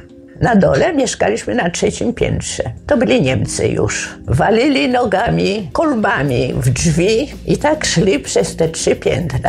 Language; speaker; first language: Polish; native; Polish